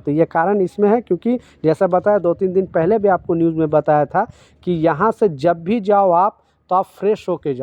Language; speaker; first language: Hindi; native; Hindi